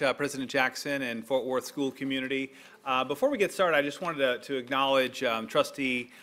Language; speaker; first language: English; native; English